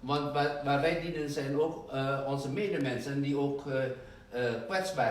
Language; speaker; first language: Dutch; non-native, fluent; Indonesian